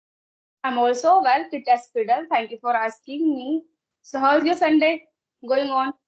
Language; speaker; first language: English; non-native, local second language; Hindi